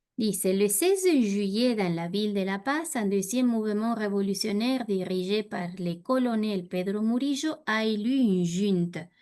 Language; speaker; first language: French; non-native, fluent; Spanish